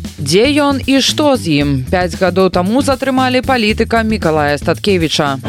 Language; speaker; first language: Belarusian; native; Belarusian